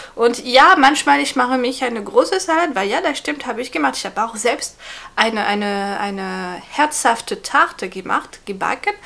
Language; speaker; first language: German; non-native, fluent; French